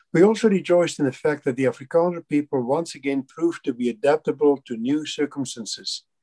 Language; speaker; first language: English; non-native, local second language; Afrikaans